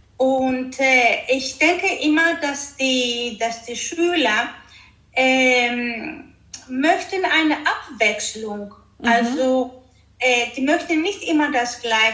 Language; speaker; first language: German; non-native, fluent; Greek